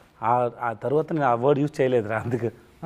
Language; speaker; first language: Telugu; non-native, learner; Tamil